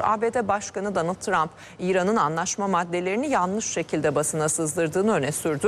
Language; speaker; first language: Turkish; native; Turkish